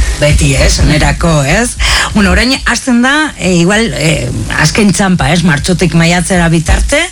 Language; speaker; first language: Basque; native; Basque